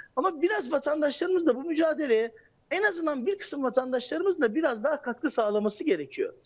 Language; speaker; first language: Turkish; native; Turkish